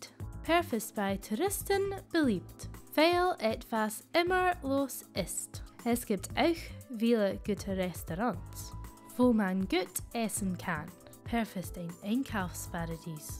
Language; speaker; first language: German; non-native, learner; English